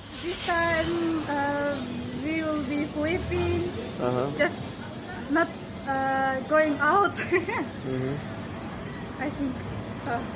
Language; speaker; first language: English; non-native, fluent; Uzbek